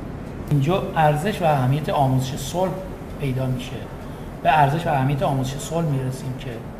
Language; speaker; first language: Persian; native; Persian